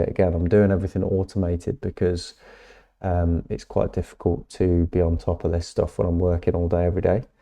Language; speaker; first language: English; native; English